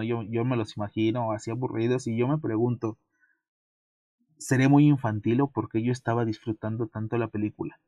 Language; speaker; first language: Spanish; native; Spanish